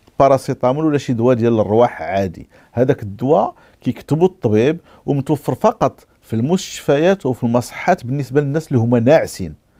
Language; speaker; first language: Arabic; native; Arabic